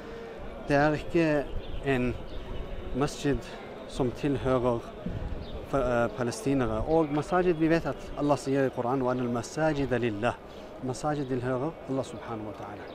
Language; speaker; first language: Norwegian; early bilingual, other home language; Urdu